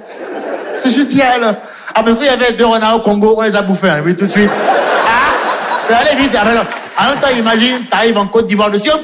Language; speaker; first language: French; native; French